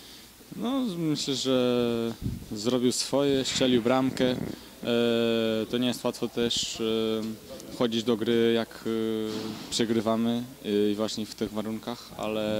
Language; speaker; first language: Polish; early bilingual, heritage; Polish